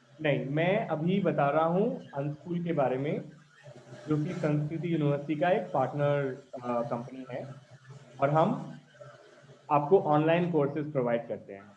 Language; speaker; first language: Hindi; non-native, local second language; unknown